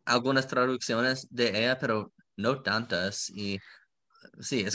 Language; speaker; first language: Spanish; non-native, fluent; English